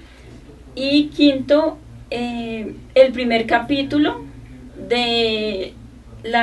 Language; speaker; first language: Spanish; native; Spanish